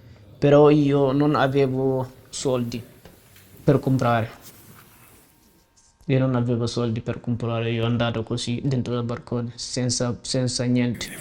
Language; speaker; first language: Italian; non-native, learner; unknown